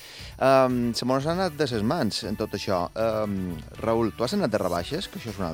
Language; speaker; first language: Catalan; native; Catalan